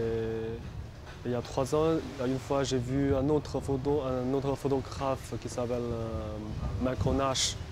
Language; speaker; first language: French; non-native, fluent; Chinese